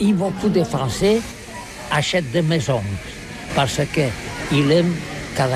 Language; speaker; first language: French; non-native, learner; Catalan